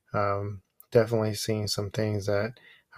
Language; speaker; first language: English; early bilingual, other home language; Spanish